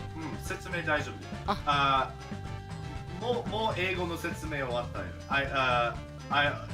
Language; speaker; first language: Japanese; non-native, learner; English